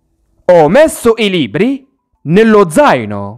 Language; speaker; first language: Italian; non-native, learner; Arabic